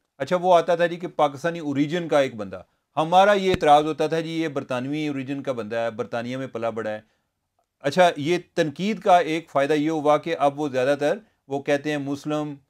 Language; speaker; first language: Urdu; non-native, local second language; Punjabi